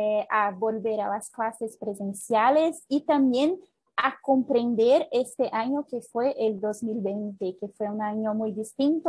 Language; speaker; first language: Spanish; non-native, fluent; Portuguese